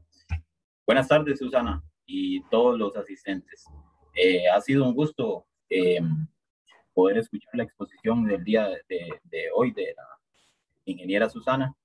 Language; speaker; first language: Spanish; native; Spanish